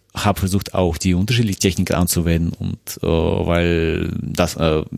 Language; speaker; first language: German; non-native, fluent; Russian